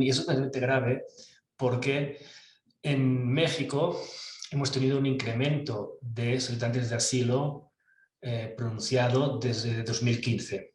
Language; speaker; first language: Spanish; native; Spanish